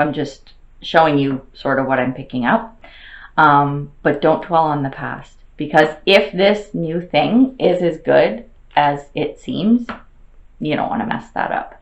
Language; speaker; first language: English; native; English